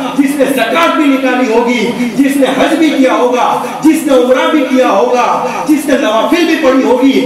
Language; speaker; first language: Hindi; non-native, local second language; Gujarati